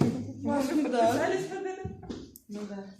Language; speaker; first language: Russian; native; Russian